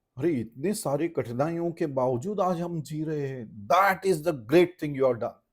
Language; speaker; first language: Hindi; non-native, local second language; Marathi